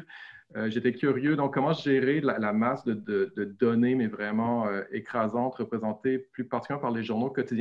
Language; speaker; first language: French; native; French